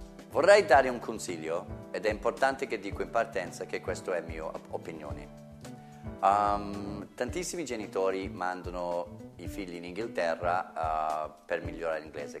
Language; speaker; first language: Italian; non-native, fluent; English